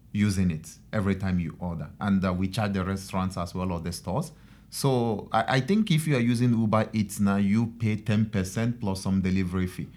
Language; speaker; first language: English; non-native, local second language; Igbo